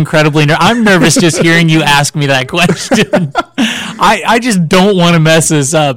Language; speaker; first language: English; native; English